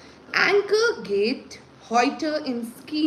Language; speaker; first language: German; non-native, learner; Hindi